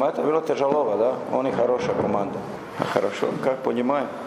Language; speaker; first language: Russian; non-native, learner; Croatian